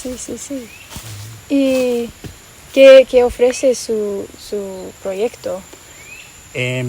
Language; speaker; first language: Spanish; non-native, fluent; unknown